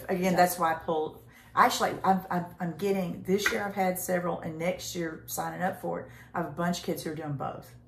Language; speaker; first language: English; native; English